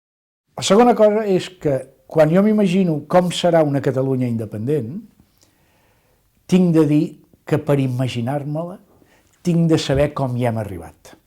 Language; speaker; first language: Catalan; native; Catalan